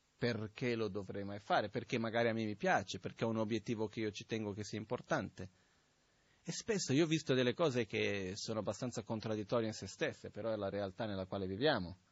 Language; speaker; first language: Italian; non-native, fluent; Portuguese